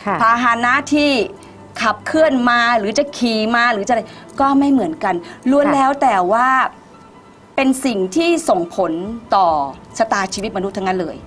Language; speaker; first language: Thai; native; Thai